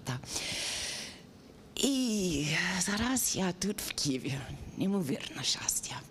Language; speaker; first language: Ukrainian; non-native, learner; English